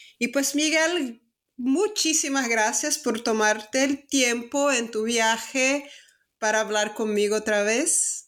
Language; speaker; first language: Spanish; non-native, fluent; Portuguese